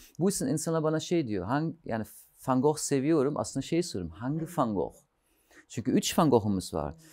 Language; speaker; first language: Turkish; non-native, fluent; German